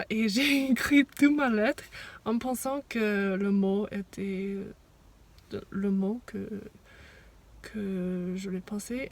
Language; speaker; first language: French; non-native, fluent; English